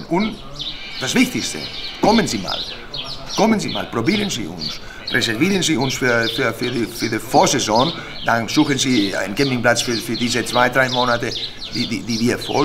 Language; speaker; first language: German; non-native, fluent; Spanish